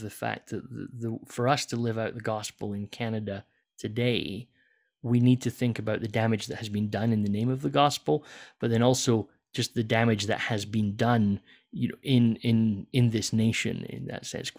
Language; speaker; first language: English; native; English